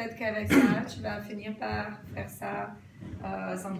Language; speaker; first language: French; non-native, fluent; Portuguese